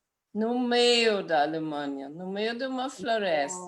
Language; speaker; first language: Portuguese; non-native, fluent; German